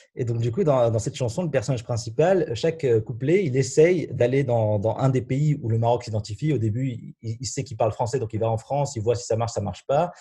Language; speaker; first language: French; non-native, local second language; Arabic